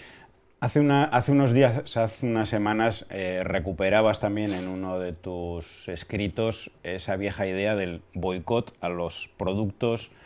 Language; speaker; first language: Spanish; native; Spanish